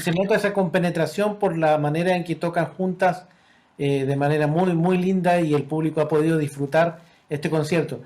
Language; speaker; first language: Spanish; native; Spanish